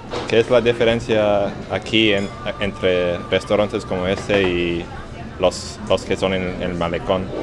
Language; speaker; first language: Spanish; non-native, learner; English